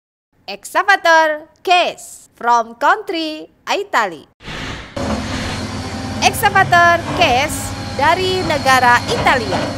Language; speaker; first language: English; non-native, learner; Indonesian